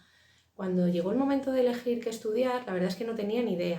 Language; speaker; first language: Spanish; native; Spanish